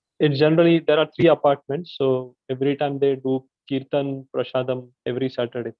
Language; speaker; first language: English; non-native, local second language; Hindi